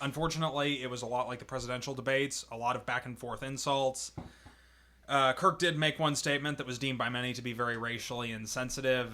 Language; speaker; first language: English; native; English